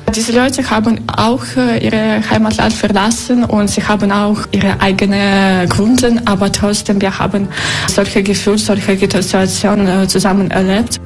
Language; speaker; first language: German; non-native, learner; Russian